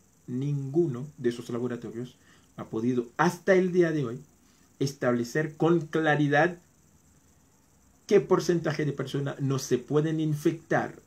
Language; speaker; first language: Spanish; non-native, fluent; Haitian Creole